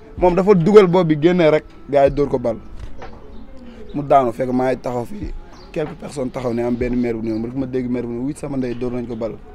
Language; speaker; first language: Wolof; native; Wolof